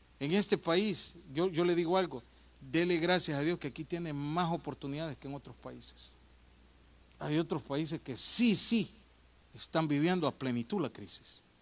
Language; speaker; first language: Spanish; native; Spanish